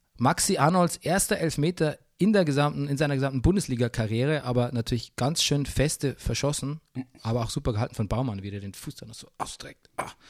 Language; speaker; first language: German; native; German